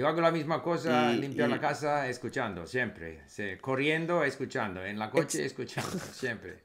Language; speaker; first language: Spanish; non-native, fluent; English